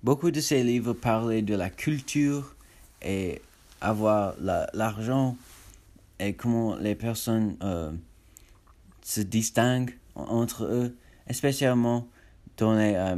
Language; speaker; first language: French; non-native, learner; English